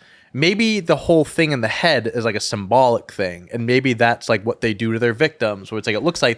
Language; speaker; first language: English; native; English